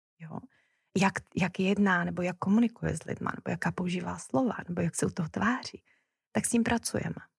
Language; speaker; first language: Czech; native; Czech